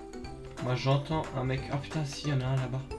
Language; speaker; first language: French; native; French